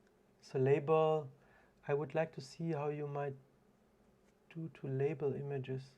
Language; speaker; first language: English; non-native, fluent; German